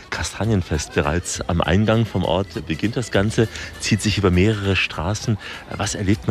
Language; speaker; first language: German; native; German